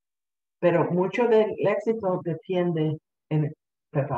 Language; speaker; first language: Spanish; early bilingual, heritage; Spanish